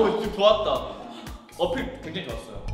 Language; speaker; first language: Korean; native; Korean